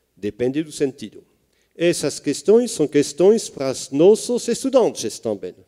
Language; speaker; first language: Portuguese; non-native, fluent; French